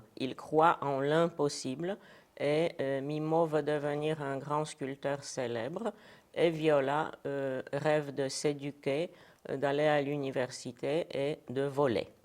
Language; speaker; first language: French; non-native, fluent; Polish